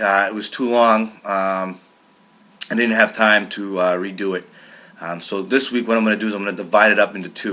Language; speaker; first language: English; native; English